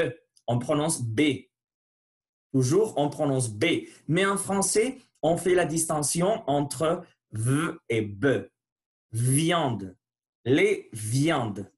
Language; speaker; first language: French; non-native, learner; Spanish